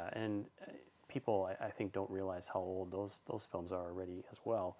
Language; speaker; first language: English; native; English